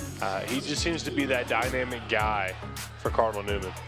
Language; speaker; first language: English; native; English